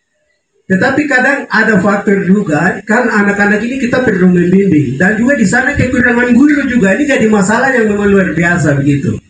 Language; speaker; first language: Indonesian; non-native, local second language; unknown